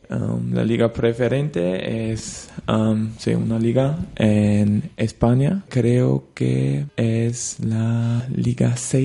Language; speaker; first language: Spanish; non-native, learner; German